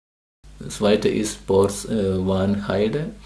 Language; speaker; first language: German; non-native, learner; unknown